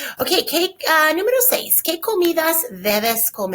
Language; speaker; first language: Spanish; non-native, fluent; English